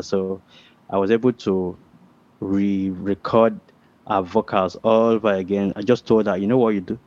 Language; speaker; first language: English; non-native, local second language; Ibibio